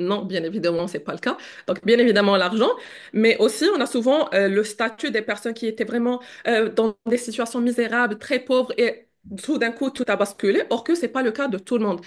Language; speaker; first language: French; non-native, local second language; Arabic